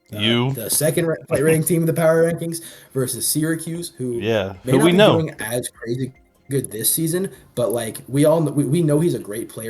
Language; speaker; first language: English; native; English